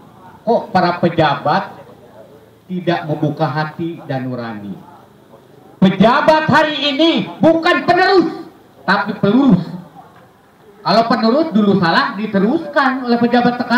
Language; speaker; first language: Indonesian; native; Indonesian